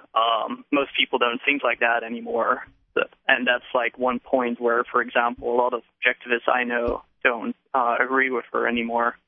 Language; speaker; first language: English; non-native, fluent; Dutch